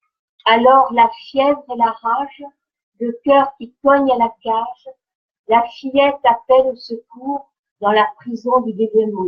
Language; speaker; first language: French; native; French